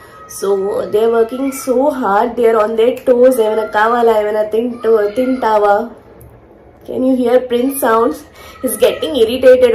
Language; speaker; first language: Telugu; native; Telugu